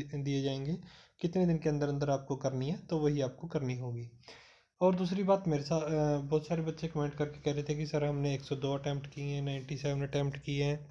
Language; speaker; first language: Hindi; non-native, local second language; Punjabi